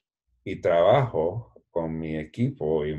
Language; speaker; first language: Spanish; non-native, learner; English